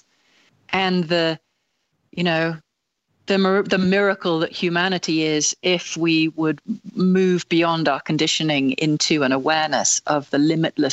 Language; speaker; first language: English; native; English